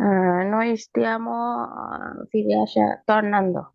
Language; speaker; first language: Italian; non-native, learner; Bangla